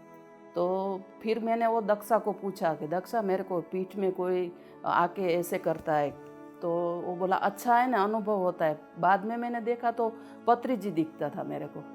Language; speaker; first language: Hindi; non-native, local second language; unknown